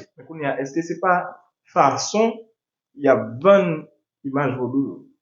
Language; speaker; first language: Haitian Creole; native; Haitian Creole